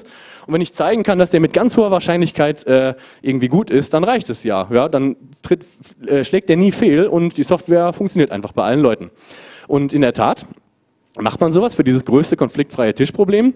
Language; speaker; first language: German; native; German